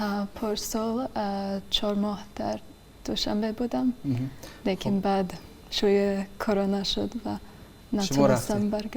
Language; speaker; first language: Persian; non-native, fluent; English